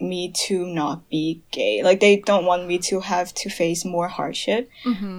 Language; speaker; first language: English; non-native, local second language; Cantonese